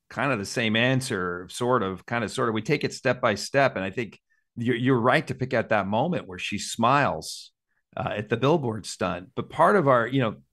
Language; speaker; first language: English; native; English